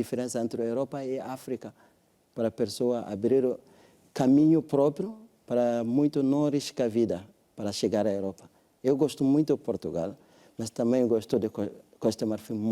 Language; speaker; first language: Portuguese; non-native, learner; French